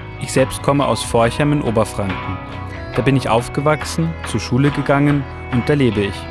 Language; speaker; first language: German; native; German